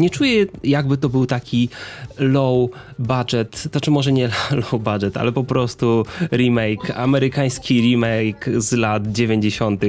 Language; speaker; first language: Polish; native; Polish